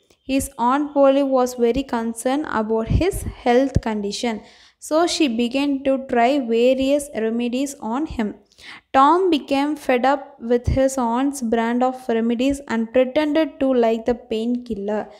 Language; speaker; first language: English; non-native, local second language; Tamil